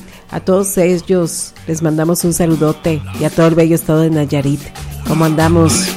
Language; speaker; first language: Spanish; native; Spanish